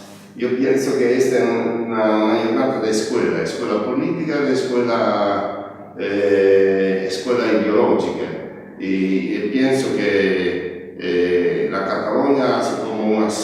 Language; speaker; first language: Spanish; non-native, learner; Italian